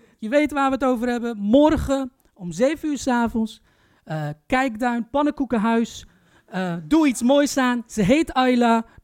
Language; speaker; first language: Dutch; early bilingual, other home language; Turkish